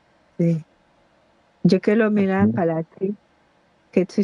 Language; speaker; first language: Spanish; non-native, learner; Haitian Creole